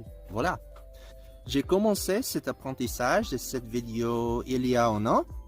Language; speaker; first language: French; non-native, learner; English